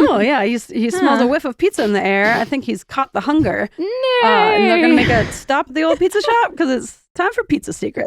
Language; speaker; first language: English; native; English